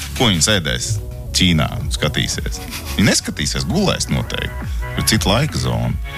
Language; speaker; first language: Latvian; native; Latvian